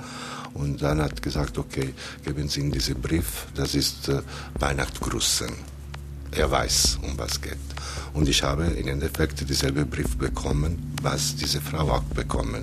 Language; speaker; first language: German; non-native, fluent; Italian